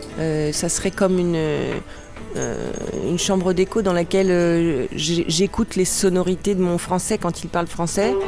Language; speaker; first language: French; native; French